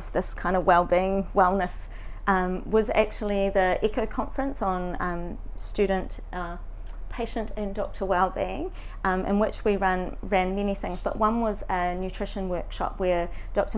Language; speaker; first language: English; native; English